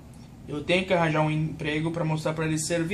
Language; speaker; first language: Portuguese; native; Portuguese